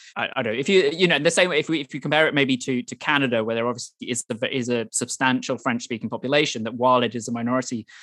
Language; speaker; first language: English; native; English